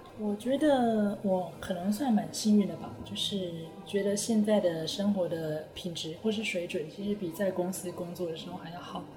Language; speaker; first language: Chinese; native; Chinese